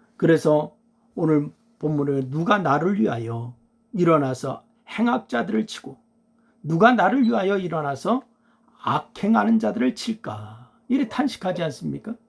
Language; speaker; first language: Korean; native; Korean